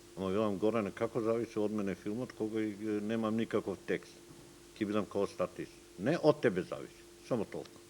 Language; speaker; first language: Macedonian; non-native, local second language; Turkish